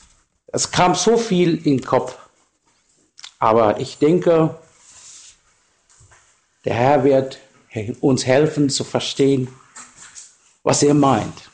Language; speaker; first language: German; non-native, learner; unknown